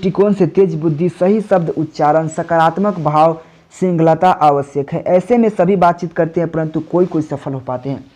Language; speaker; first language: Hindi; native; Hindi